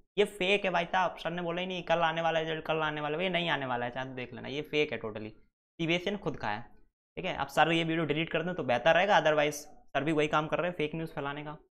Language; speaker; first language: Hindi; native; Hindi